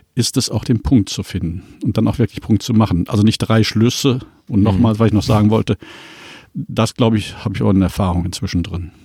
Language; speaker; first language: German; native; German